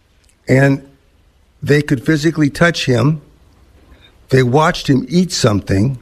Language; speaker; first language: English; native; English